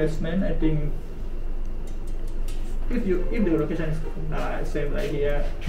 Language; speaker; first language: English; non-native, learner; Thai